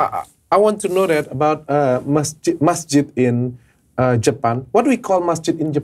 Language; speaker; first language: English; non-native, learner; Indonesian